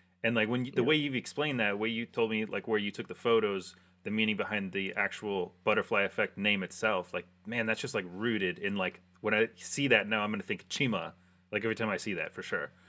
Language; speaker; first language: English; early bilingual, other home language; Japanese